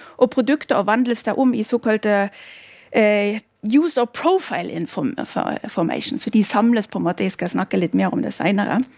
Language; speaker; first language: Norwegian; non-native, fluent; German